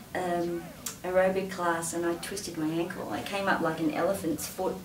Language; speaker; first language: English; native; English